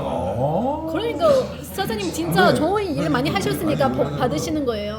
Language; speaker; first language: Korean; non-native, local second language; Chinese